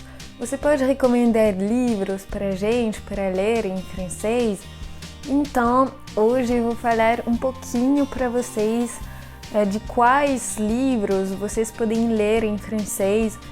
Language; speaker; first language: Portuguese; non-native, fluent; French